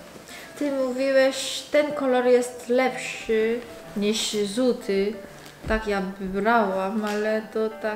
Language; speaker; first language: Polish; non-native, learner; Korean